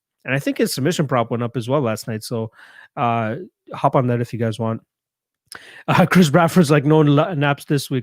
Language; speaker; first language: English; native; English